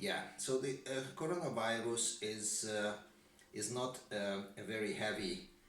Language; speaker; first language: English; non-native, learner; Hungarian